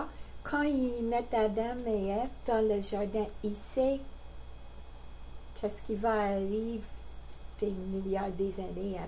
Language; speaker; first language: French; non-native, learner; English